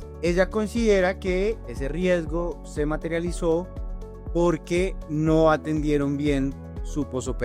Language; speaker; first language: Spanish; native; Spanish